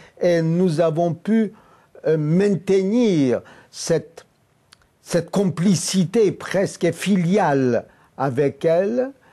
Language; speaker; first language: French; non-native, fluent; Polish